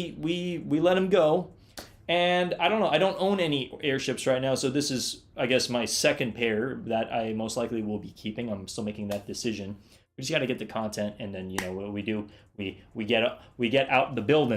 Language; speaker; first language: English; native; English